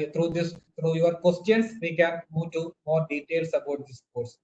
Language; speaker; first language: English; non-native, local second language; Malayalam